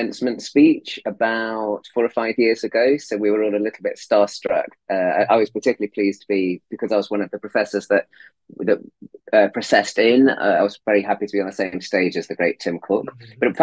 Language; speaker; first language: English; native; English